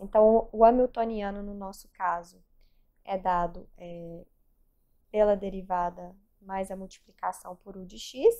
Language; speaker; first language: Portuguese; native; Portuguese